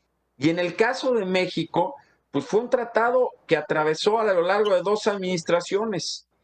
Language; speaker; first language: Spanish; native; Spanish